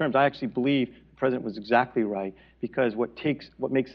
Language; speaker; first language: English; native; English